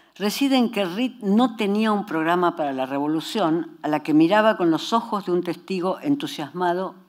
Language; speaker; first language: Spanish; native; Spanish